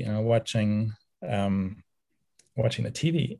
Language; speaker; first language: English; native; English